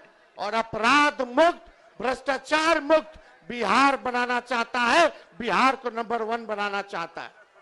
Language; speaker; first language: Hindi; native; Hindi